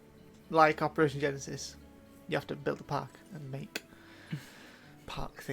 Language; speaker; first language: English; native; English